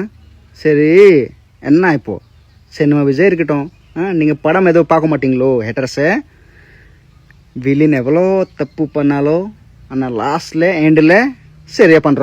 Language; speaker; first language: Tamil; non-native, learner; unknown